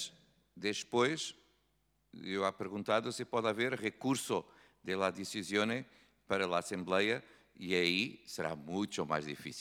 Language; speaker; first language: Spanish; non-native, learner; Portuguese